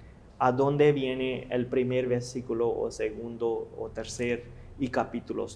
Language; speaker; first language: Spanish; non-native, learner; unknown